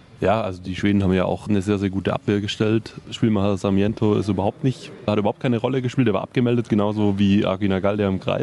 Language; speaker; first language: German; native; German